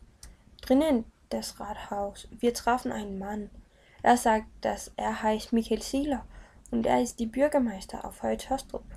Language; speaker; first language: German; non-native, learner; Danish